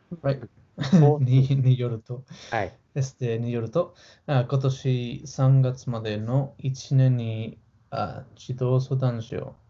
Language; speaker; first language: Japanese; non-native, learner; English